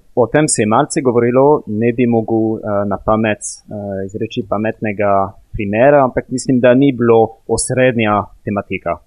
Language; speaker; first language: Slovenian; non-native, fluent; French